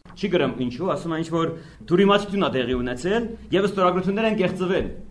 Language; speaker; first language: Armenian; native; Armenian